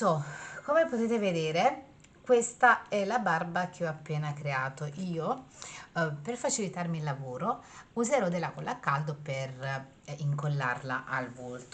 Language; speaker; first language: Italian; native; Italian